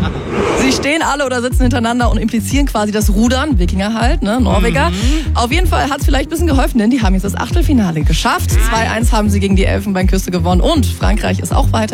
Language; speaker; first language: German; native; German